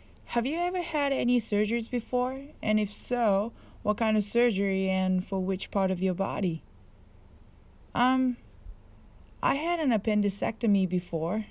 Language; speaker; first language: English; non-native, fluent; Japanese